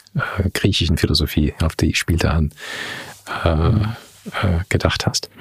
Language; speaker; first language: German; early bilingual, heritage; English